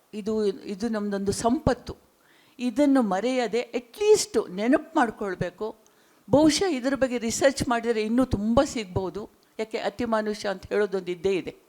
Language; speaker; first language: Kannada; non-native, local second language; Konkani